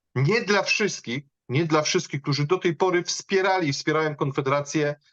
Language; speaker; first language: Polish; native; Polish